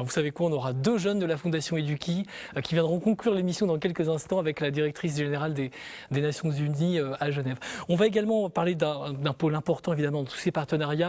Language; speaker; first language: French; native; French